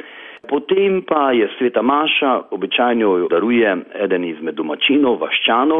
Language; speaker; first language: Slovenian; native; Slovenian